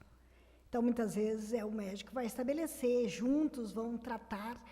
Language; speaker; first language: Portuguese; native; Portuguese